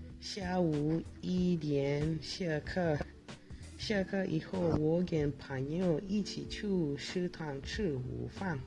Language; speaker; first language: Chinese; non-native, learner; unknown